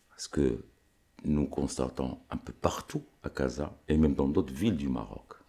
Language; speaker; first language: French; non-native, local second language; Arabic